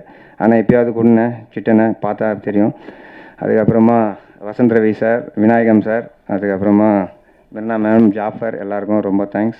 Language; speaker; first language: Tamil; native; Tamil